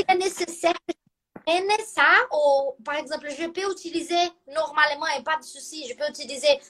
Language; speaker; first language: French; non-native, fluent; Portuguese